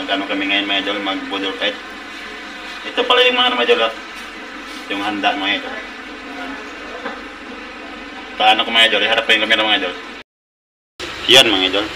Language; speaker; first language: Filipino; non-native, local second language; Cebuano